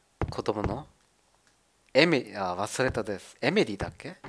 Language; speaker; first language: Japanese; non-native, learner; German